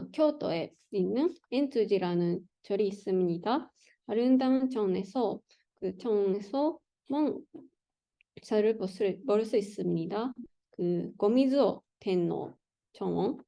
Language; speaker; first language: Korean; non-native, learner; Japanese